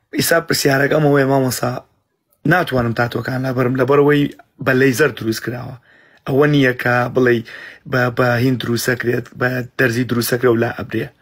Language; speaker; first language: Central Kurdish; early bilingual, heritage; Central Kurdish